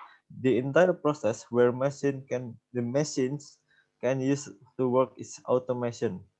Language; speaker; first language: English; non-native, learner; Indonesian